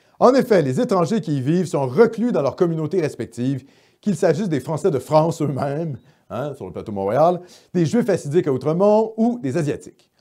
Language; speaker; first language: French; native; French